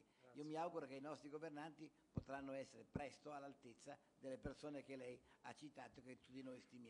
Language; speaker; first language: Italian; native; Italian